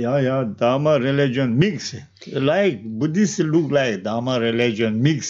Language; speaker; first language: English; non-native, learner; Tibetan